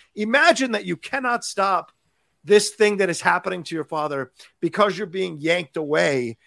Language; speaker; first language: English; native; English